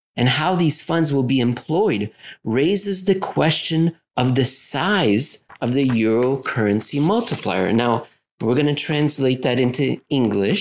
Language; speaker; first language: English; native; English